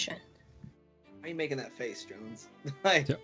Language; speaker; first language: English; native; English